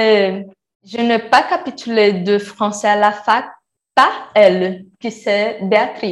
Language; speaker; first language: French; non-native, learner; Portuguese